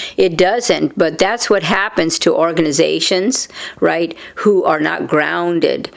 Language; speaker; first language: English; native; English